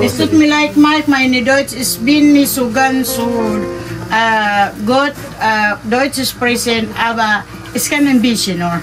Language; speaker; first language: German; non-native, learner; Filipino